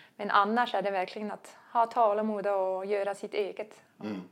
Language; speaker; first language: Swedish; non-native, fluent; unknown